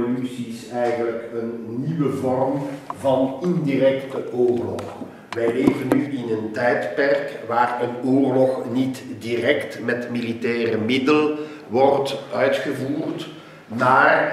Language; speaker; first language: Dutch; non-native, local second language; French